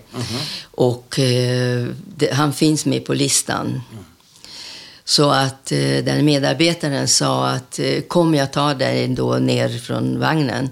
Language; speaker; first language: Swedish; non-native, fluent; Hungarian